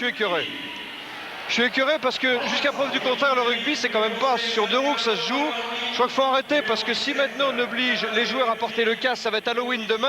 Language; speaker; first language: French; native; French